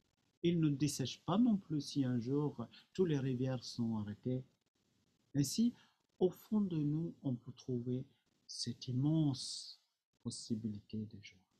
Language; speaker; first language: French; non-native, fluent; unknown